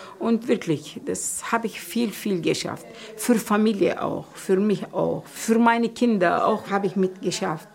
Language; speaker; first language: German; non-native, learner; Turkish